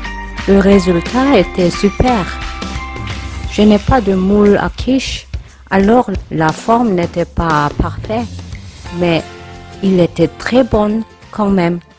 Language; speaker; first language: French; non-native, learner; Korean